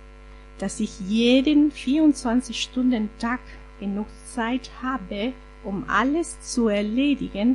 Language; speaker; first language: German; non-native, fluent; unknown